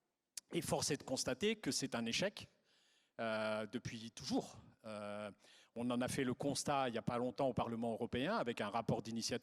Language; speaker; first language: French; native; French